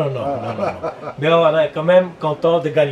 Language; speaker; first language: French; non-native, learner; Dutch